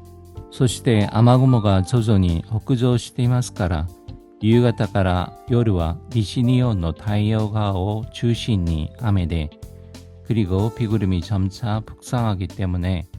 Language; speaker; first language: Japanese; non-native, fluent; Korean